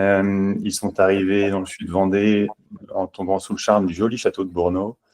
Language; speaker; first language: French; native; French